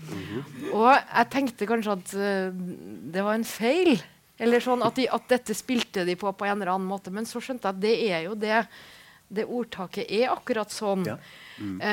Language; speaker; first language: Norwegian; native; Norwegian